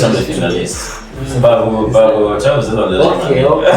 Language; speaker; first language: French; non-native, learner; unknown